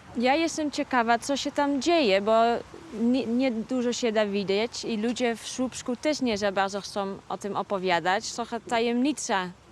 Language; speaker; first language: Polish; early bilingual, heritage; Polish